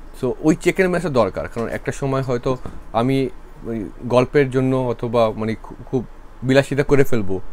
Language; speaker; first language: Bangla; early bilingual, heritage; Bangla